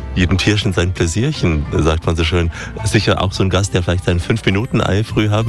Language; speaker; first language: German; native; German